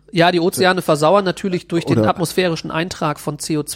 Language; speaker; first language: German; native; German